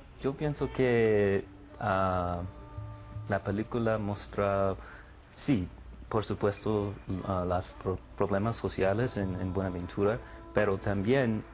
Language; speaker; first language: Spanish; non-native, learner; English